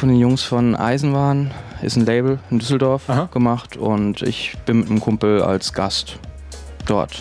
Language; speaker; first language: German; native; German